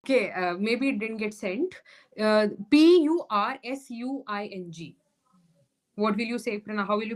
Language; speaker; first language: English; non-native, local second language; Hindi